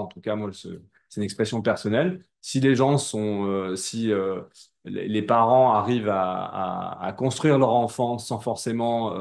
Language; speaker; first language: French; native; French